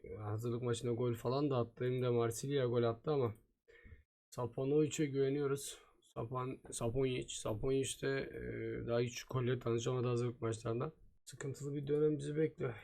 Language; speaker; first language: Turkish; native; Turkish